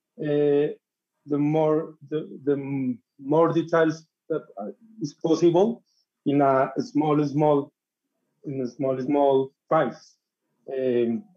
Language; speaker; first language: English; non-native, learner; Spanish